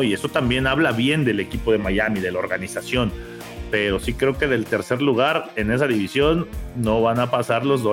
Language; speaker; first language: Spanish; native; Spanish